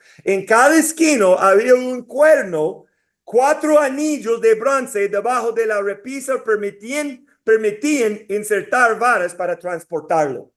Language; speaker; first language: Spanish; non-native, fluent; English